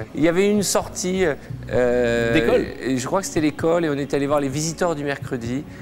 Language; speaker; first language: French; native; French